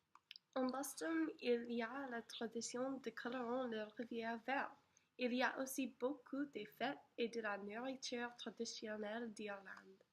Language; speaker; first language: French; non-native, learner; English